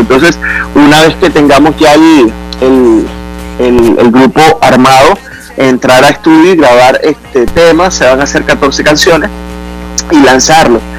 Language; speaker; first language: Spanish; native; Spanish